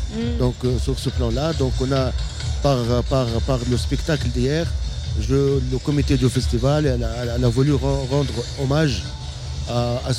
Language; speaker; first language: French; non-native, local second language; Arabic